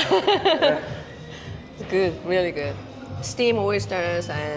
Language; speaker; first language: English; non-native, learner; Korean